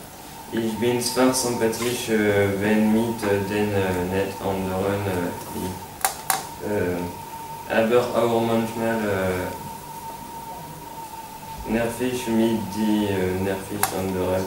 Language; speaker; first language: German; non-native, learner; French